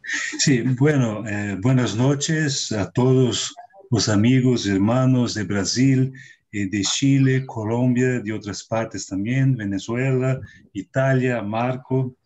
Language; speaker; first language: Spanish; non-native, fluent; Portuguese